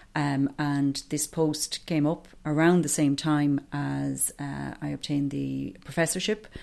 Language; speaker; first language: English; native; English